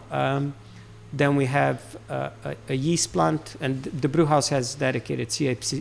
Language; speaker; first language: English; non-native, fluent; Serbian